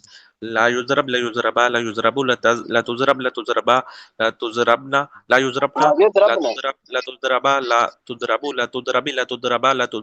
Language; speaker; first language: Arabic; non-native, learner; Urdu